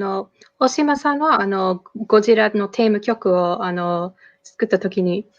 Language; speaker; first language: Japanese; non-native, fluent; English